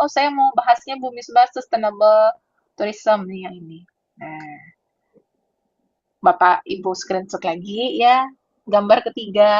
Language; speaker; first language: Indonesian; native; Indonesian